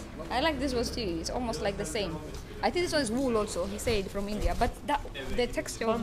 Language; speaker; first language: English; non-native, fluent; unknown